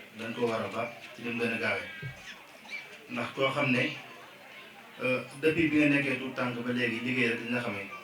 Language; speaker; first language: Wolof; native; Wolof